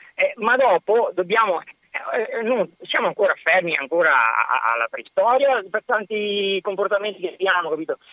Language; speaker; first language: Italian; native; Italian